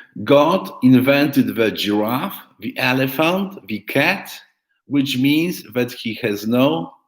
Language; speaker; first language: English; non-native, fluent; Polish